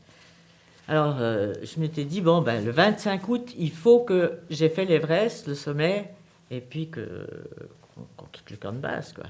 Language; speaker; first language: French; native; French